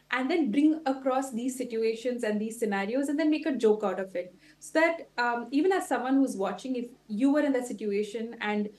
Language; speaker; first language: English; non-native, local second language; Tulu